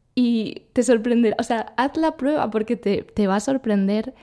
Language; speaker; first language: Spanish; native; Spanish